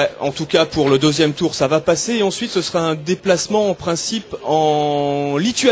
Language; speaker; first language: French; native; French